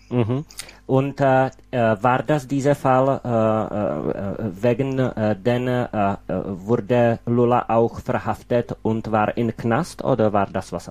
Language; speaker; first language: German; non-native, fluent; Czech